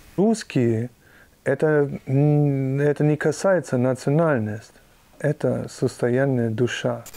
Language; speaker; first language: Russian; non-native, fluent; German